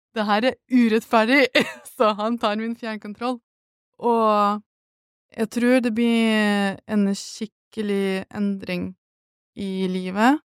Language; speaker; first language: Norwegian; early bilingual, other home language; Russian